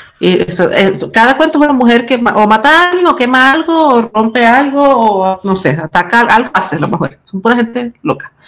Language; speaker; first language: Spanish; native; Spanish